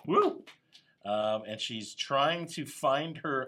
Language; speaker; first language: English; native; English